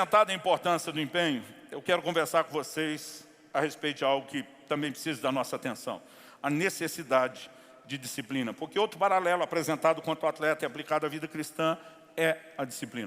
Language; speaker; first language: Portuguese; native; Portuguese